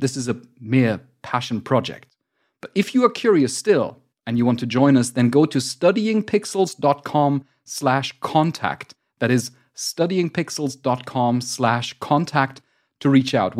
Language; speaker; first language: English; non-native, fluent; German